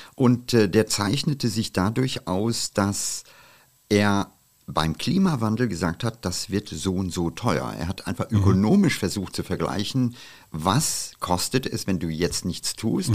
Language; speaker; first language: German; non-native, fluent; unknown